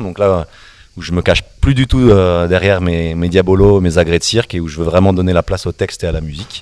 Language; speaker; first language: French; native; French